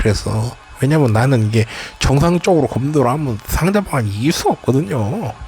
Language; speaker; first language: Korean; native; Korean